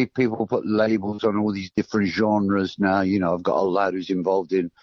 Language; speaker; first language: English; native; English